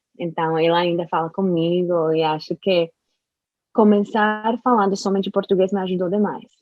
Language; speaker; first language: Portuguese; non-native, fluent; English